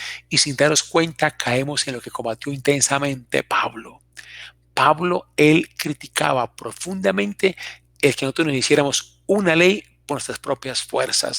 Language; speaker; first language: Spanish; native; Spanish